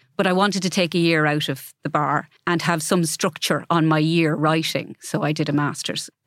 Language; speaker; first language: English; native; English